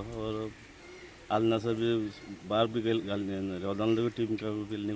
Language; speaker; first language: Hindi; non-native, local second language; Konkani